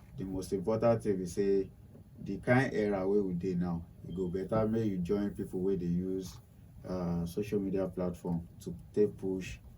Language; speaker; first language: Nigerian Pidgin; non-native, local second language; Yoruba